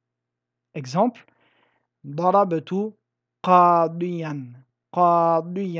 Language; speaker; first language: Arabic; non-native, fluent; French